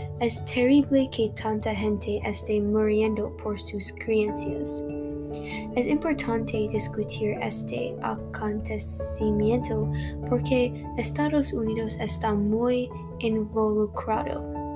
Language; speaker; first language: Spanish; non-native, learner; English